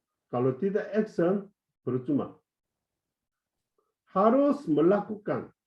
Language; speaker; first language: Indonesian; non-native, fluent; Korean